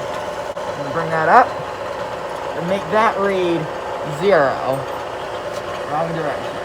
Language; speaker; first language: English; native; English